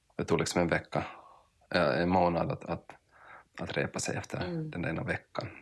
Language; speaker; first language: Swedish; native; Swedish